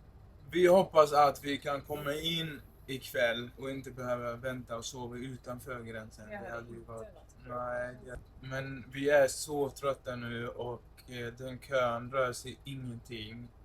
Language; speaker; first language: Swedish; early bilingual, other home language; Arabic